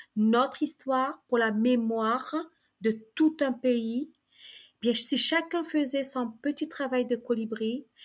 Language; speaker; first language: French; early bilingual, other home language; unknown